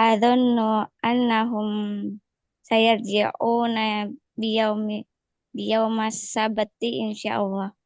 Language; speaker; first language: Arabic; non-native, learner; Indonesian